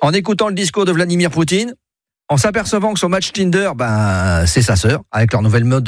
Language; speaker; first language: French; native; French